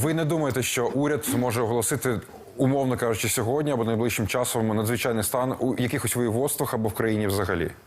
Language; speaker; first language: Ukrainian; native; Ukrainian